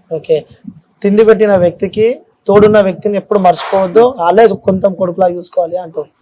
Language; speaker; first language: Telugu; native; Telugu